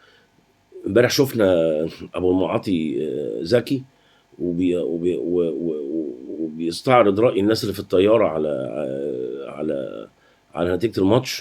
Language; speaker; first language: Arabic; native; Arabic